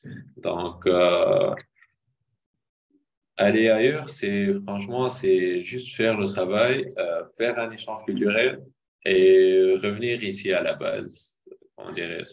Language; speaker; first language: French; non-native, fluent; Arabic